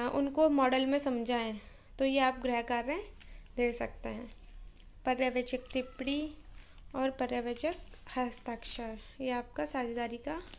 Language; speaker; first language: Hindi; native; Hindi